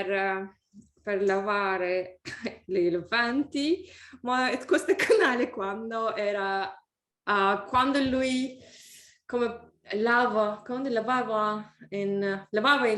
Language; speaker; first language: Italian; non-native, learner; English